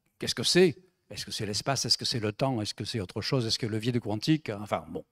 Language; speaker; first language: French; native; French